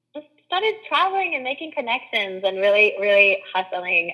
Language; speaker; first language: English; native; English